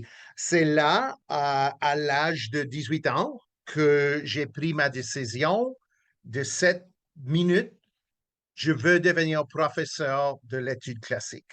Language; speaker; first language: French; non-native, local second language; English